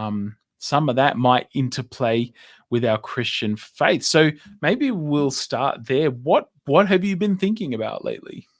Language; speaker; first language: English; native; English